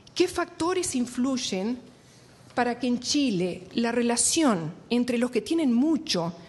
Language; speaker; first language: Spanish; native; Spanish